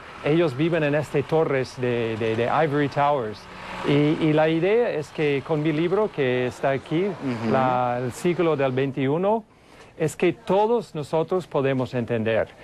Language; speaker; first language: Spanish; non-native, fluent; English